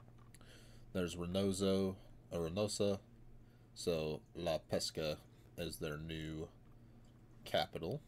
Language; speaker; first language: English; native; English